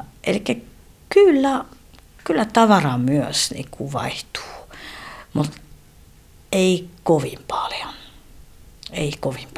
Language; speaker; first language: Finnish; non-native, fluent; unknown